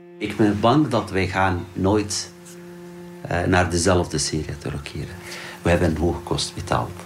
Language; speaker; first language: Dutch; non-native, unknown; Arabic